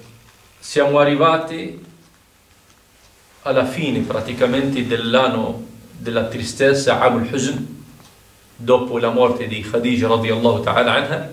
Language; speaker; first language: Italian; non-native, fluent; Arabic